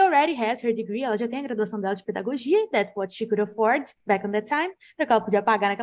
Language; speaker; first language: Portuguese; native; Portuguese